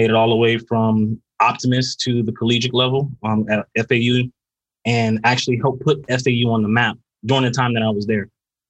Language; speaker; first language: English; native; English